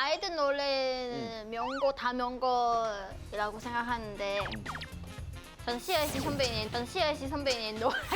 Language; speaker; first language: Korean; non-native, fluent; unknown